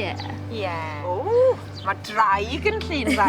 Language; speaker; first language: Welsh; native; Welsh